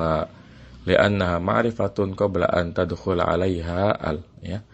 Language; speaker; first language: Arabic; non-native, fluent; Indonesian